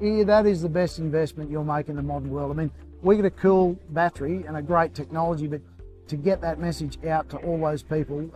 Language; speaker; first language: English; native; English